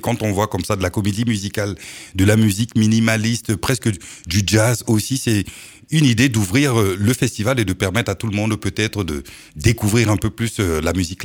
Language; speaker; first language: French; native; French